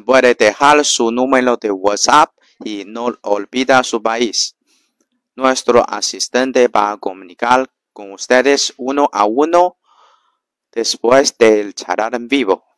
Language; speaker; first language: Spanish; non-native, learner; Chinese